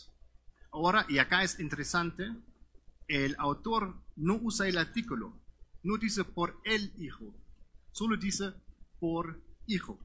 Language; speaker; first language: Spanish; non-native, fluent; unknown